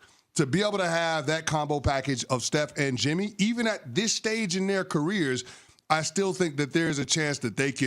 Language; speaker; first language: English; native; English